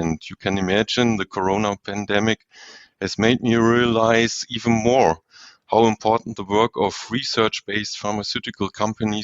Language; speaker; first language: English; non-native, fluent; German